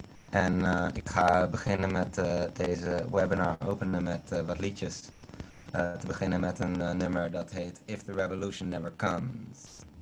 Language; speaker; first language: Dutch; native; Dutch